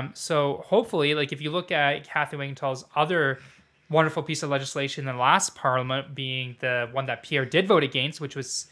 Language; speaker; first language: English; native; English